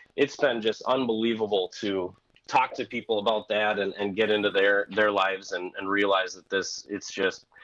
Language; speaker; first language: English; native; English